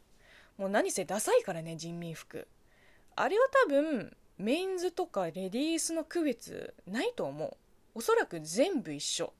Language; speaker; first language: Japanese; non-native, fluent; Chinese